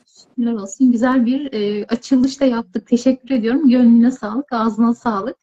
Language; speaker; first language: Turkish; native; Turkish